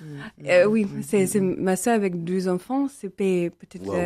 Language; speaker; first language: French; non-native, learner; English